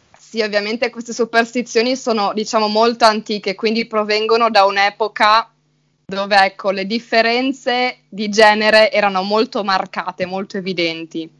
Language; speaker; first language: Italian; native; Italian